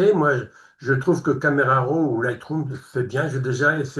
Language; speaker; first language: French; native; French